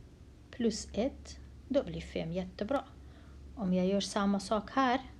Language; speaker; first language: Swedish; non-native, fluent; Central Kurdish